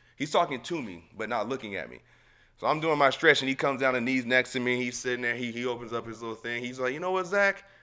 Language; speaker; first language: English; native; English